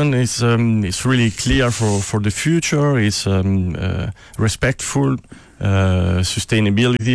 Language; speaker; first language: English; non-native, fluent; Italian